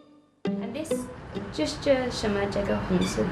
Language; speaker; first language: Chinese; non-native, learner; English